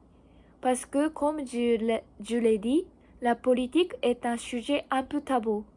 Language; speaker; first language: French; non-native, learner; Japanese